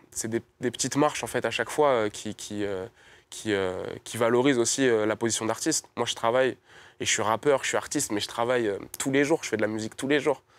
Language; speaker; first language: French; native; French